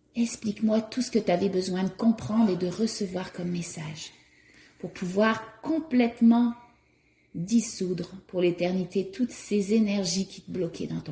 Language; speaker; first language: French; native; French